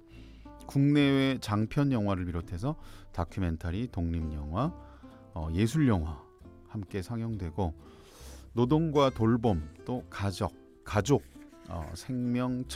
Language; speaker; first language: Korean; native; Korean